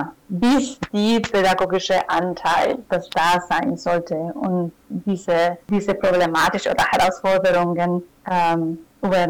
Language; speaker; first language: German; non-native, fluent; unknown